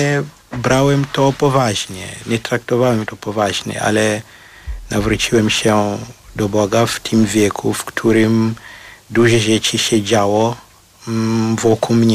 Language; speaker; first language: Polish; non-native, fluent; Shona